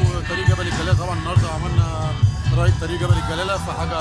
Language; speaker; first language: Arabic; native; Arabic